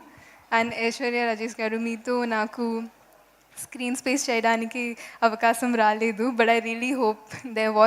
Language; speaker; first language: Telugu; non-native, fluent; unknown